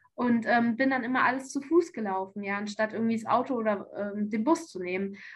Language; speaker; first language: German; native; German